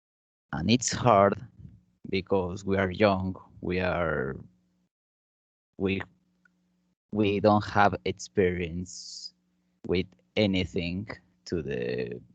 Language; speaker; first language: English; non-native, learner; Spanish